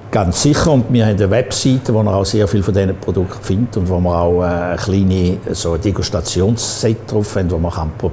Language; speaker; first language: German; native; German